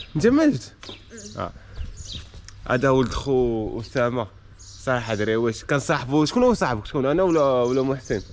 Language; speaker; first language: Arabic; native; Arabic